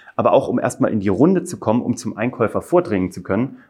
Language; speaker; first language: German; native; German